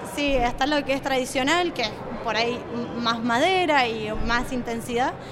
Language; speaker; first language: Spanish; native; Spanish